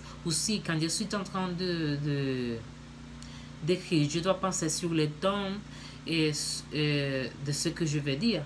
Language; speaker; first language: French; non-native, learner; Spanish